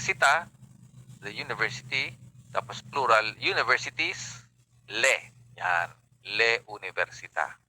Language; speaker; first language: Italian; non-native, fluent; Filipino